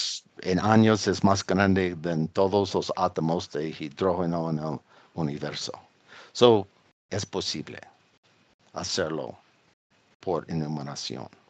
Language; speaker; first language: Spanish; non-native, fluent; English